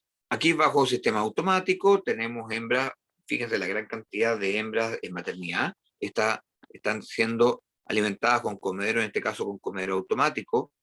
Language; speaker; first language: Spanish; native; Spanish